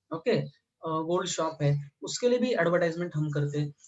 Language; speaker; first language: Hindi; non-native, local second language; Marathi